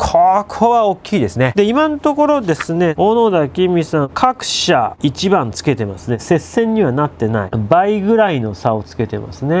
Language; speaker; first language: Japanese; native; Japanese